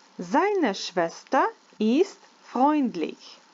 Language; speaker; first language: German; non-native, fluent; Ukrainian